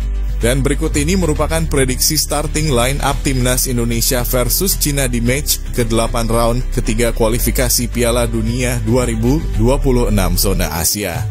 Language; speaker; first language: Indonesian; native; Indonesian